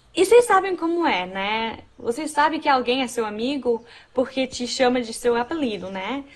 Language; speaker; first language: Portuguese; non-native, fluent; English